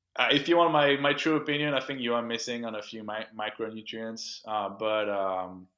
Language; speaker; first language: English; non-native, local second language; French